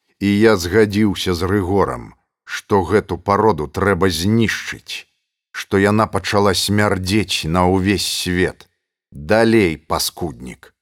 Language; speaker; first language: Belarusian; native; Belarusian